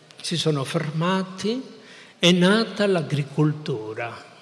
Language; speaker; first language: Italian; non-native, fluent; Spanish